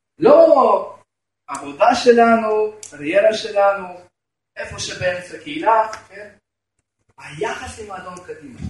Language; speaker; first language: Hebrew; non-native, fluent; Russian